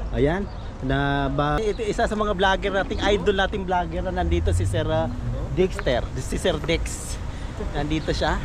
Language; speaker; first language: Filipino; non-native, local second language; Cebuano